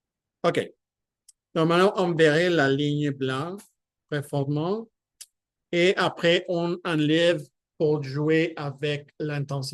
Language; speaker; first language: French; non-native, fluent; Spanish